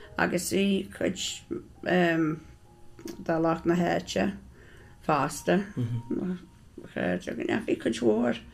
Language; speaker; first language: Irish; native; Irish